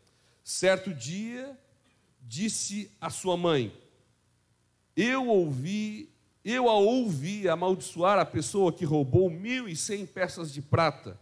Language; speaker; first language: Portuguese; native; Portuguese